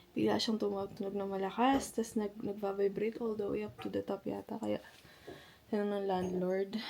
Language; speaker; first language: Filipino; native; Filipino